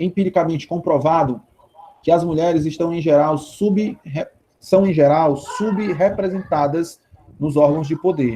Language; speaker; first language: Portuguese; native; Portuguese